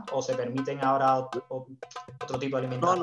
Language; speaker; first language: Spanish; native; Spanish